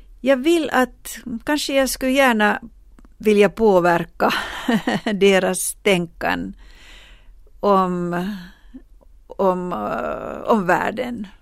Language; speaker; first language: Swedish; non-native, local second language; Finnish